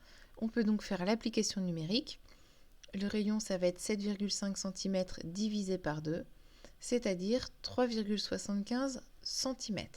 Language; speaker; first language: French; native; French